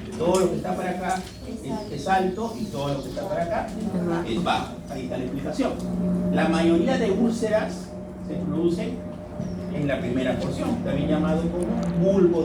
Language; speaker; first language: Spanish; native; Spanish